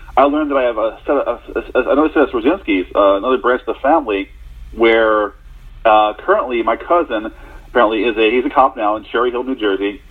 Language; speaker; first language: English; native; English